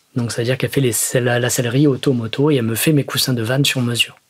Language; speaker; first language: French; native; French